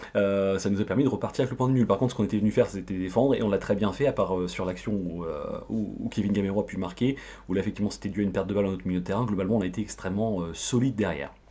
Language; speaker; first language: French; native; French